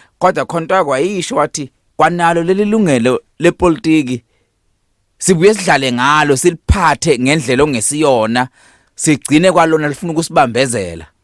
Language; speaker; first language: Zulu; native; Zulu